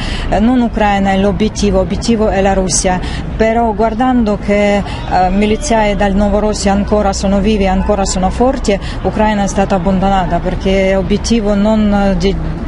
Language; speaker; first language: Italian; non-native, learner; Russian